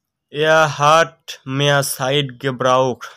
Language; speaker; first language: German; non-native, fluent; Bangla